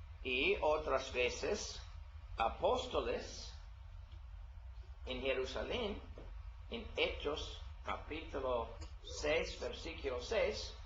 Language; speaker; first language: Spanish; non-native, learner; English